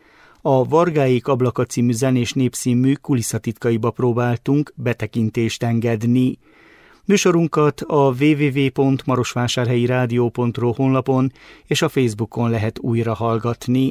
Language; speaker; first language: Hungarian; native; Hungarian